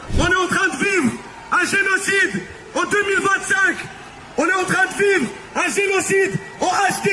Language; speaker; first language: French; non-native, local second language; Arabic